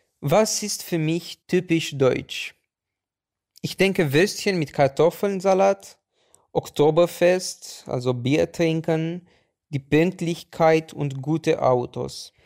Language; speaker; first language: German; non-native, fluent; Romanian